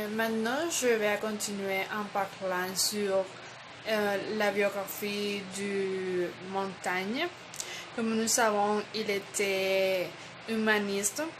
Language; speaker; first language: French; non-native, learner; Spanish